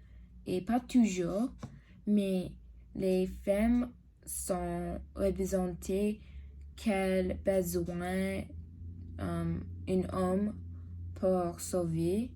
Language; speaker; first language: French; non-native, learner; English